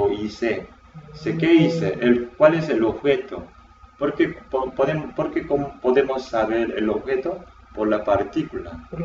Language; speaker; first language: Spanish; non-native, fluent; Korean